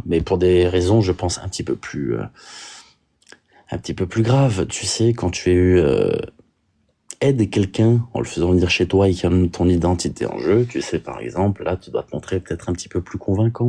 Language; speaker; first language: French; native; French